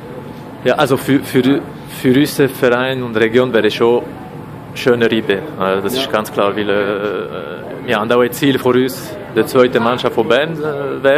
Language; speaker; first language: German; non-native, local second language; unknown